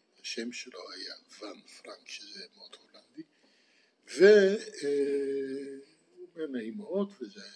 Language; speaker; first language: Hebrew; non-native, fluent; Dutch